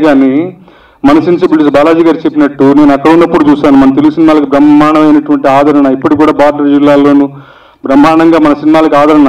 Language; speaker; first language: Telugu; native; Telugu